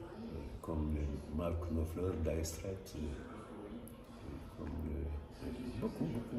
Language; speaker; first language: French; non-native, local second language; Wolof